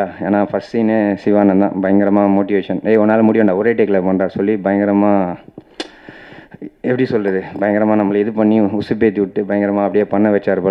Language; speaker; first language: Tamil; native; Tamil